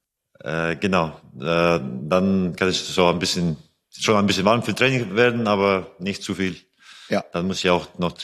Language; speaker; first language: German; non-native, fluent; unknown